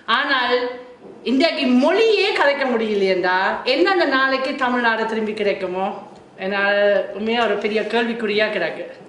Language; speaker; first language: Tamil; non-native, fluent; German